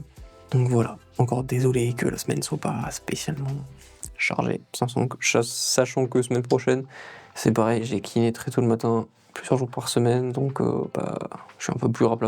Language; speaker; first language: French; native; French